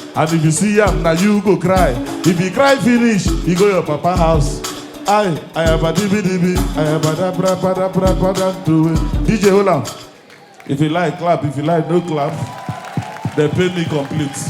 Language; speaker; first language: Nigerian Pidgin; native; Nigerian Pidgin